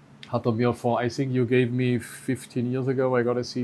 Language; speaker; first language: English; non-native, fluent; German